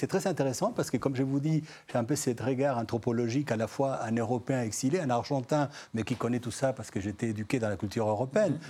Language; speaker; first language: French; non-native, fluent; Spanish